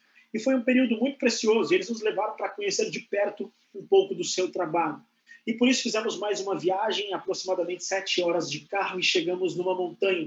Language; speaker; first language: Portuguese; native; Portuguese